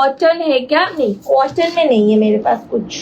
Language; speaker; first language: Hindi; non-native, local second language; Bangla